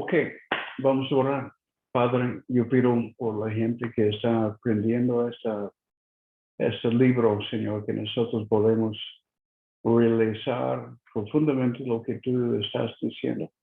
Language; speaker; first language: Spanish; non-native, learner; English